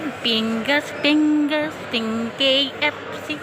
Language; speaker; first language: English; non-native, local second language; Filipino